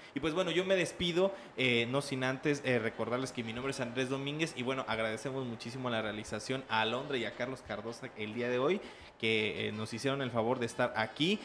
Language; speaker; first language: Spanish; native; Spanish